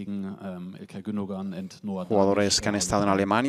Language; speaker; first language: Spanish; non-native, learner; German